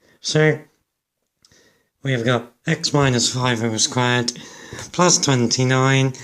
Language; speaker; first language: English; native; English